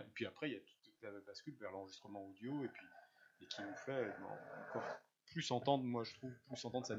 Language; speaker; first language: French; native; French